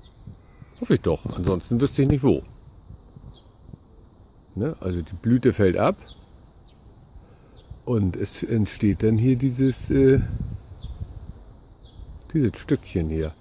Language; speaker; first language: German; native; German